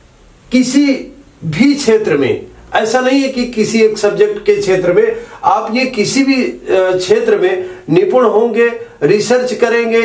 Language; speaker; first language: Hindi; native; Hindi